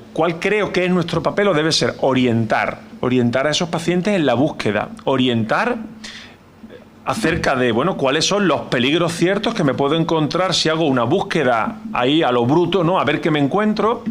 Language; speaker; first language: Spanish; native; Spanish